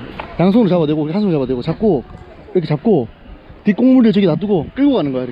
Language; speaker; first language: Korean; native; Korean